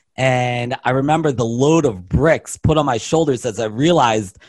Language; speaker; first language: English; native; English